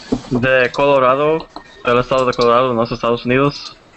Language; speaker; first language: Spanish; non-native, fluent; English